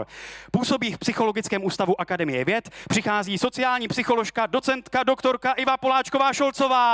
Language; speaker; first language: Czech; native; Czech